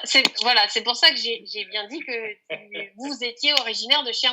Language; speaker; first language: French; native; French